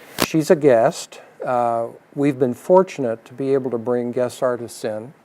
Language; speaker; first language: English; native; English